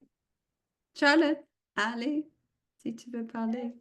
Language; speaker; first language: French; non-native, fluent; English